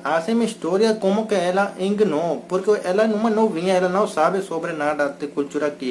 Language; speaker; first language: Portuguese; non-native, learner; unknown